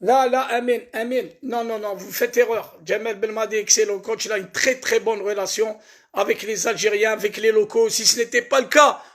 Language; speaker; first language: French; non-native, local second language; Arabic